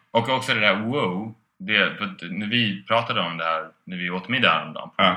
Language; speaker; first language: Swedish; native; Swedish